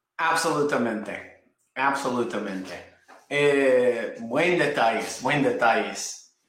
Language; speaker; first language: Spanish; non-native, fluent; English